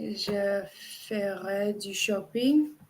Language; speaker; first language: French; non-native, learner; English